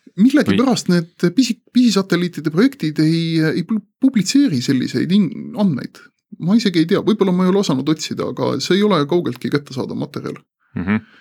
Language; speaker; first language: Estonian; native; Estonian